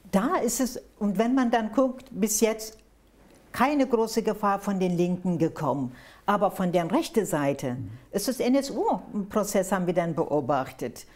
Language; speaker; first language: German; non-native, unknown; Turkish